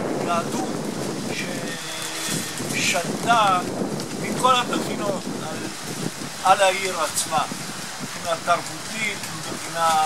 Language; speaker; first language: Hebrew; non-native, fluent; Italian